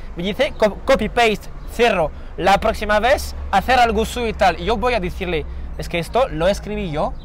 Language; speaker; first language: Spanish; non-native, fluent; French